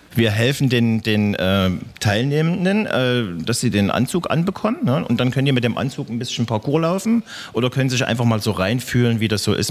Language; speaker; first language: German; native; German